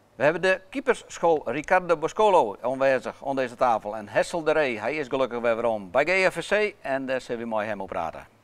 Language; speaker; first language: Dutch; native; Dutch